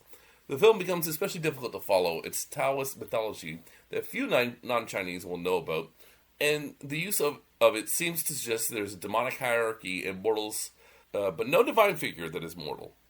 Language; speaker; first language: English; native; English